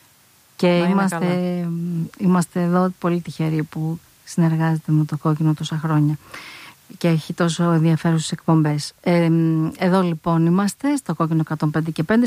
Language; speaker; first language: Greek; native; Greek